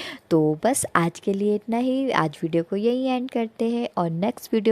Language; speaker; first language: Hindi; native; Hindi